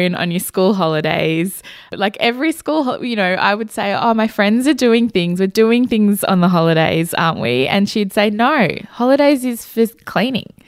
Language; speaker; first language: English; early bilingual, other home language; Hindi